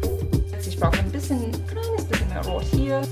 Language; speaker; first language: German; non-native, fluent; English